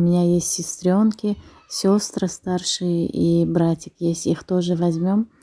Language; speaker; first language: Russian; non-native, local second language; Tajik